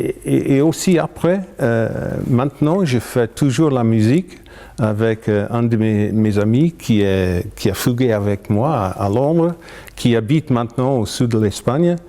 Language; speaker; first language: French; non-native, fluent; English